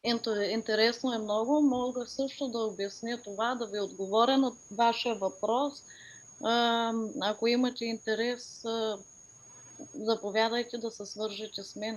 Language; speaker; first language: Bulgarian; early bilingual, heritage; Danish